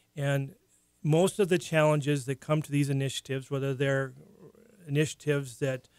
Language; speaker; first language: English; native; English